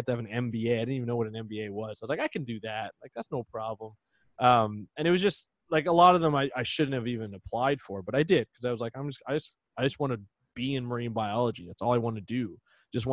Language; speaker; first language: English; native; English